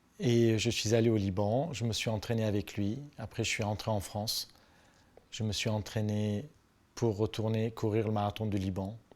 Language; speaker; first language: French; non-native, local second language; Armenian